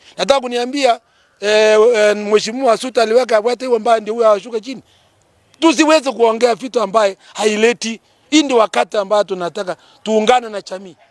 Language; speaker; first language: Swahili; non-native, local second language; Kalenjin